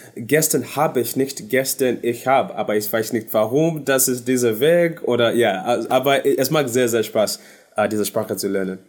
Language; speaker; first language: German; non-native, learner; English